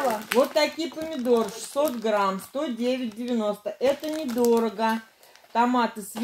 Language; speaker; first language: Russian; native; Russian